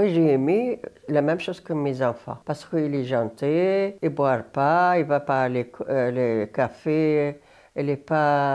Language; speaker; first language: French; non-native, learner; Arabic